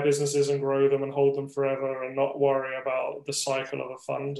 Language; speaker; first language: English; native; English